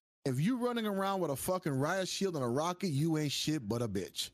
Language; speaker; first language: English; early bilingual, other home language; Spanish